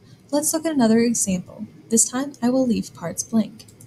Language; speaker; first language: English; native; English